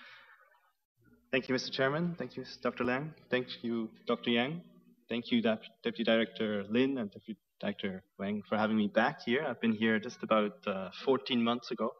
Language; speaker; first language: English; non-native, fluent; German